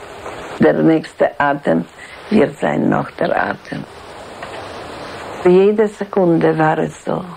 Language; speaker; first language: German; non-native, fluent; Polish